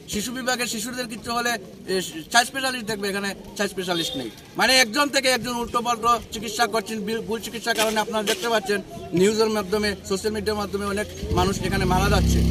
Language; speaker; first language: Bangla; native; Bangla